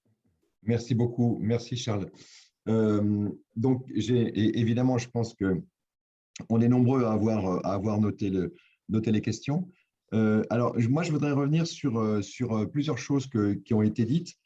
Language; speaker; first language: French; native; French